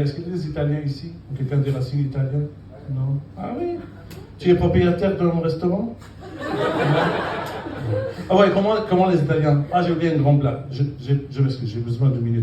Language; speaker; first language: French; non-native, fluent; Arabic